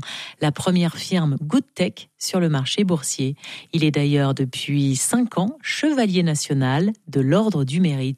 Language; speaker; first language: French; native; French